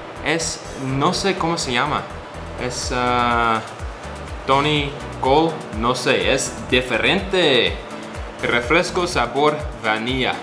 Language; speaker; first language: Spanish; non-native, learner; English